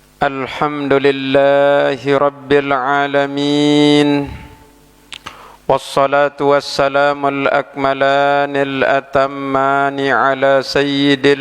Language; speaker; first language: Arabic; non-native, fluent; Indonesian